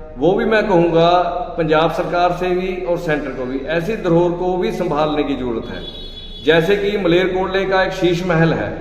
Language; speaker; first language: Hindi; non-native, local second language; Punjabi